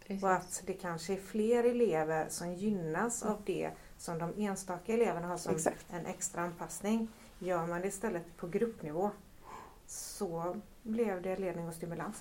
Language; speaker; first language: Swedish; native; Swedish